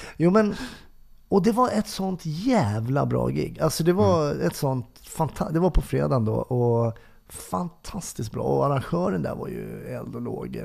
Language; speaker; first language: Swedish; native; Swedish